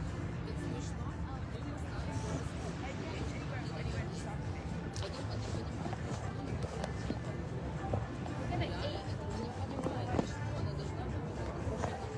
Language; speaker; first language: Russian; non-native, fluent; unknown